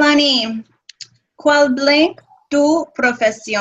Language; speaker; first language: Spanish; non-native, fluent; English